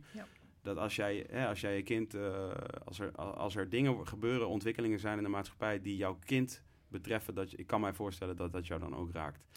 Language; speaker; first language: Dutch; native; Dutch